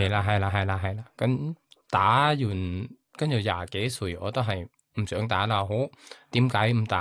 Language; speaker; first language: Cantonese; non-native, learner; Thai